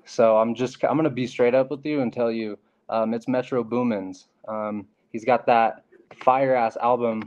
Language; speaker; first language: English; native; English